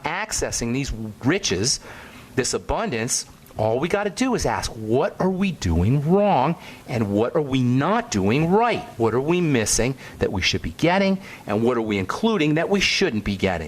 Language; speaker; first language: English; native; English